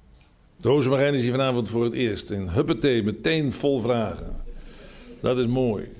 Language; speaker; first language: Dutch; native; Dutch